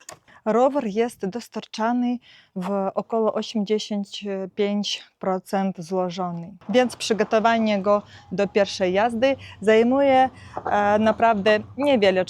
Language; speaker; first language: Polish; non-native, fluent; Ukrainian